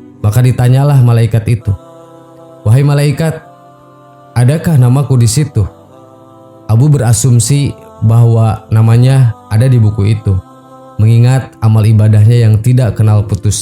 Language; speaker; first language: Indonesian; native; Indonesian